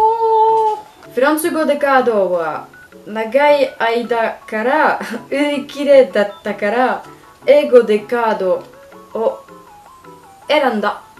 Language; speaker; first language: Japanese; non-native, learner; French